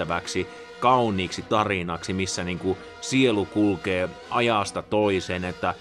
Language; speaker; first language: Finnish; native; Finnish